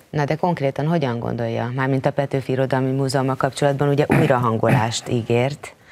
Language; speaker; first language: Hungarian; native; Hungarian